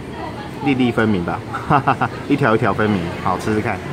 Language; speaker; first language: Chinese; native; Chinese